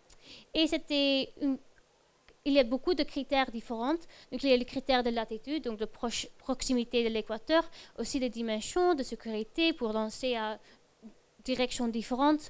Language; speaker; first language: French; non-native, fluent; Dutch